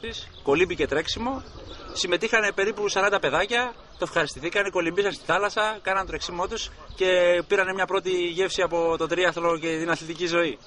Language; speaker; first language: Greek; native; Greek